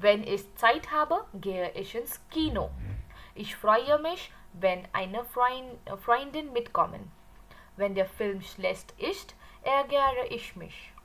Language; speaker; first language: German; non-native, learner; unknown